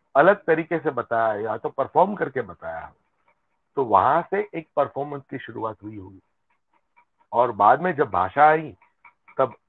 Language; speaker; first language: Hindi; non-native, local second language; Gujarati